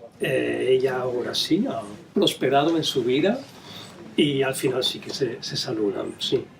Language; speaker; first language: Spanish; non-native, fluent; Dutch